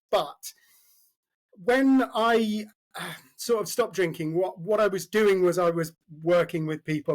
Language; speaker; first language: English; native; English